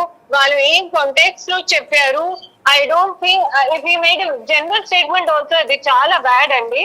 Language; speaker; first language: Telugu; non-native, local second language; Hindi